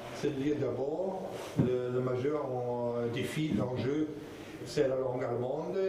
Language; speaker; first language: French; non-native, fluent; German